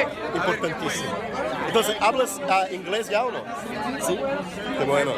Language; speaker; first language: Spanish; non-native, fluent; Portuguese